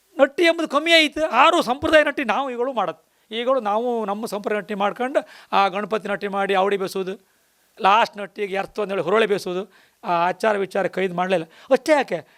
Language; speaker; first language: Kannada; native; Kannada